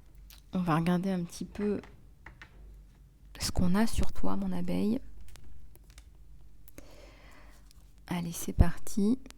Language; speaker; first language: French; native; French